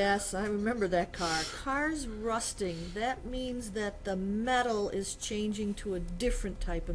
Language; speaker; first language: English; native; English